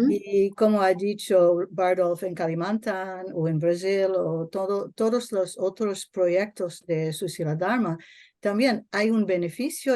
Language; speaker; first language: Spanish; non-native, learner; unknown